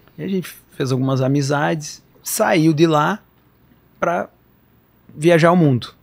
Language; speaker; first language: Portuguese; native; Portuguese